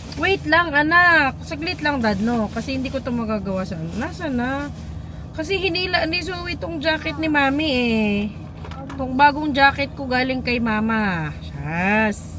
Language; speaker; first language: Filipino; non-native, local second language; Pampanga